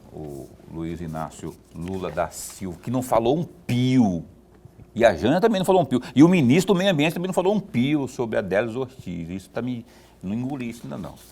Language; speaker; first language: Portuguese; native; Portuguese